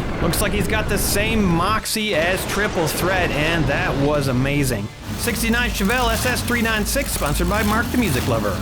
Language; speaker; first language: English; native; English